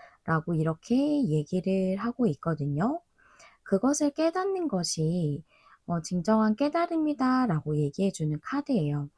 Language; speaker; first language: Korean; native; Korean